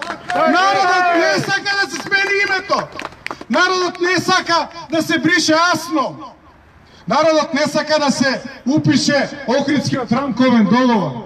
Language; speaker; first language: Macedonian; native; Macedonian